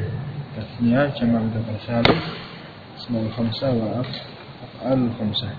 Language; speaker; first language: Arabic; non-native, fluent; Indonesian